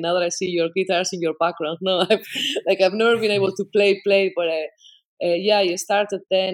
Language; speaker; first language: English; non-native, fluent; Spanish